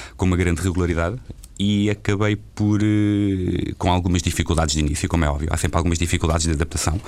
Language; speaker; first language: Portuguese; native; Portuguese